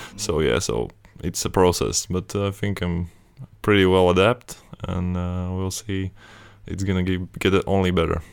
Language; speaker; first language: English; non-native, fluent; Latvian